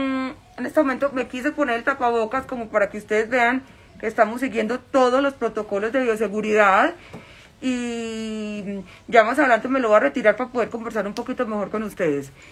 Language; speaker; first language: Spanish; native; Spanish